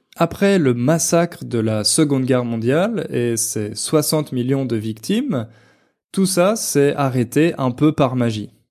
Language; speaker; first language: French; native; French